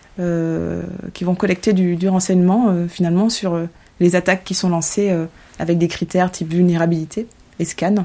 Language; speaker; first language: French; native; French